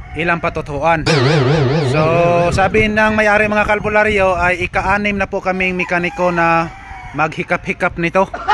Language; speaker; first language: Filipino; non-native, local second language; Cebuano